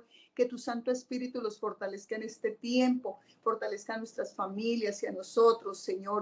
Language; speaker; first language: Spanish; native; Spanish